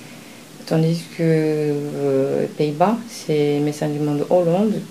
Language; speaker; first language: French; non-native, fluent; Japanese